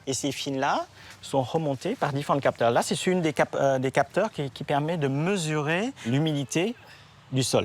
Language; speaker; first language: French; early bilingual, other home language; Vietnamese